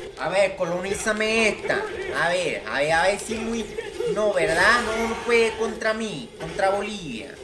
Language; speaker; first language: Spanish; native; Spanish